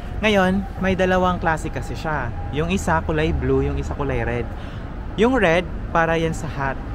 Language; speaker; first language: Filipino; native; Filipino